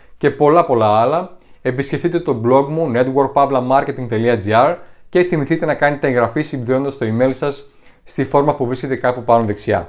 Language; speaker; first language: Greek; native; Greek